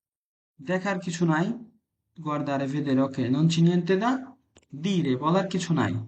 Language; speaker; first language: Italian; non-native, fluent; Bangla